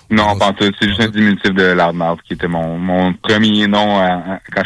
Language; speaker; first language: French; native; French